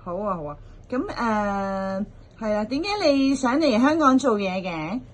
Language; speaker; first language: Cantonese; native; Cantonese